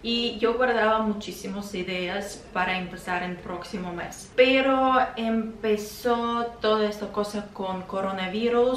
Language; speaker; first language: Spanish; non-native, fluent; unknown